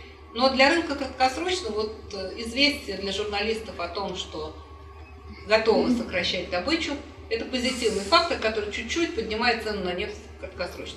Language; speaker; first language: Russian; native; Russian